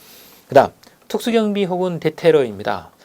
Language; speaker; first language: Korean; native; Korean